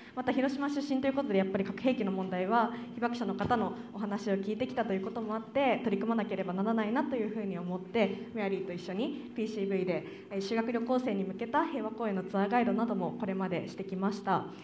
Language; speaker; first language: Japanese; native; Japanese